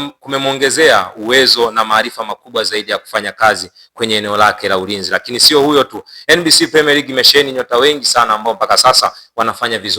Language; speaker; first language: Swahili; native; Swahili